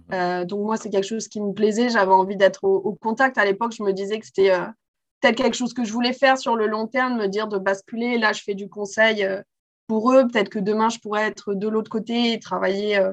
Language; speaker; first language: French; native; French